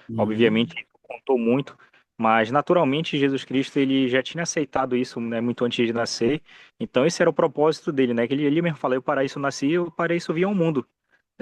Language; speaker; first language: Portuguese; native; Portuguese